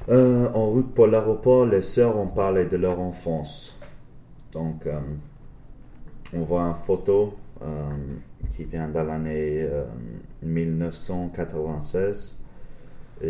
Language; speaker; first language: French; non-native, learner; English